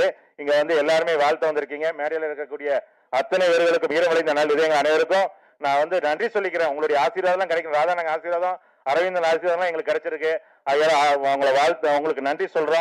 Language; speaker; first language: Tamil; native; Tamil